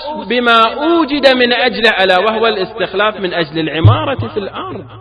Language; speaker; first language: Arabic; native; Arabic